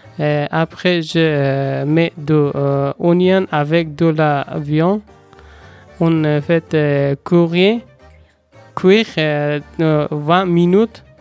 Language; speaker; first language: French; non-native, learner; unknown